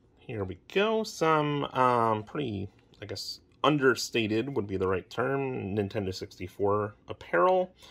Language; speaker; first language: English; native; English